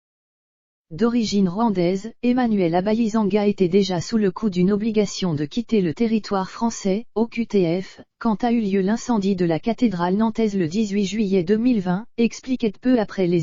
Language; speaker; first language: French; native; French